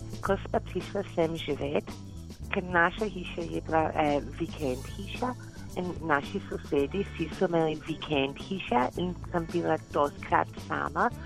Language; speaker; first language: Slovenian; non-native, learner; English